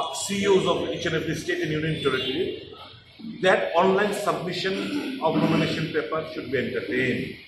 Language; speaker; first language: English; non-native, local second language; Bangla